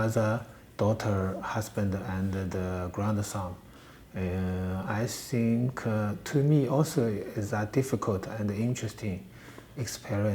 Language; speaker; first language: English; non-native, learner; Chinese